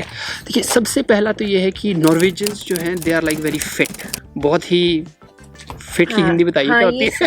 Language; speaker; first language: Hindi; native; Hindi